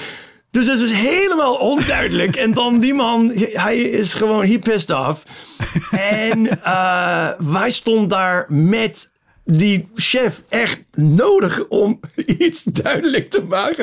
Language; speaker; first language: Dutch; non-native, fluent; English